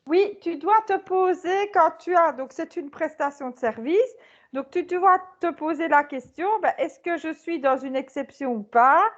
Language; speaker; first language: French; native; French